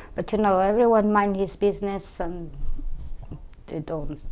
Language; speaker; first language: English; non-native, fluent; Portuguese